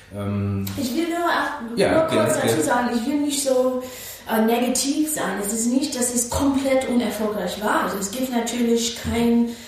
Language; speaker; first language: German; non-native, fluent; English